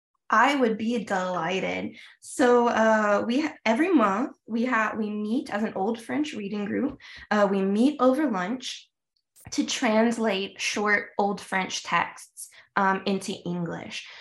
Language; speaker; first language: English; early bilingual, other home language; French